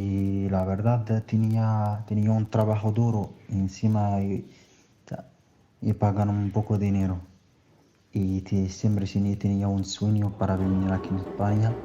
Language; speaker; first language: Spanish; non-native, learner; Arabic